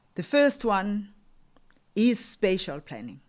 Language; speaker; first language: English; non-native, local second language; Xhosa